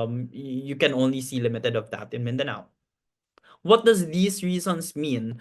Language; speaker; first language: English; non-native, local second language; Cebuano